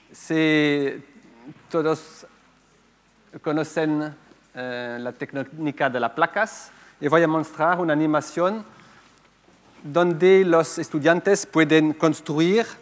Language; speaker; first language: Spanish; non-native, fluent; French